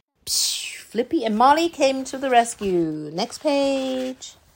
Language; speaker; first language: English; non-native, fluent; Chinese